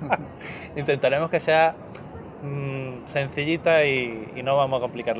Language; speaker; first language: Spanish; native; Spanish